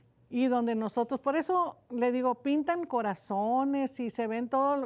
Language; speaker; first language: Spanish; native; Spanish